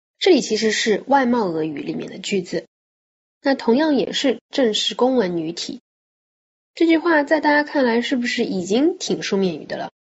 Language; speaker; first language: Chinese; native; Chinese